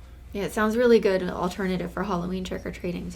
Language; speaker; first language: English; native; English